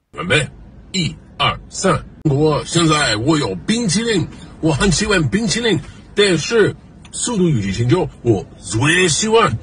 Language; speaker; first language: Chinese; non-native, learner; English